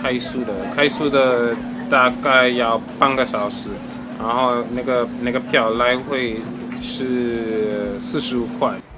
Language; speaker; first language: Chinese; non-native, fluent; English